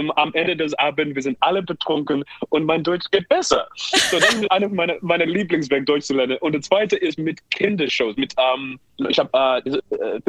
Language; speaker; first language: German; non-native, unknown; English